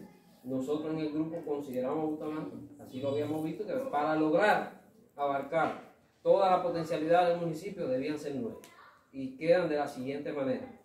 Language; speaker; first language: Spanish; native; Spanish